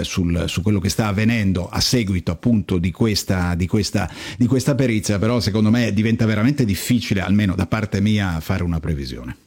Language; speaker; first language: Italian; native; Italian